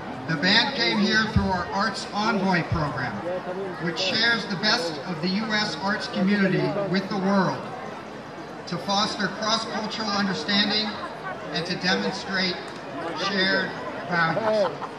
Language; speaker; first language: English; native; English